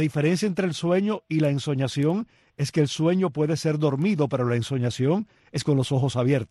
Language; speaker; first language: Spanish; native; Spanish